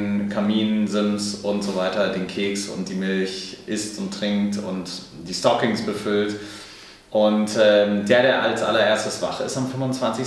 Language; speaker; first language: German; native; German